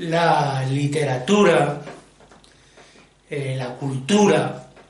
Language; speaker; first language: Spanish; native; Spanish